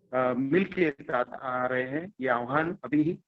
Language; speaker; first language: Hindi; non-native, local second language; Marathi